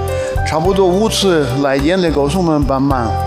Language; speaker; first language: Chinese; non-native, learner; Russian